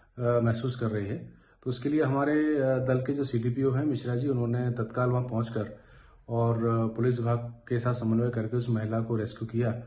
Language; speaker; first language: Hindi; native; Hindi